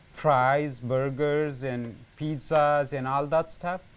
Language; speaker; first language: English; non-native, fluent; Pashto